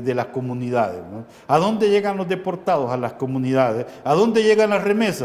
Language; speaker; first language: Spanish; native; Spanish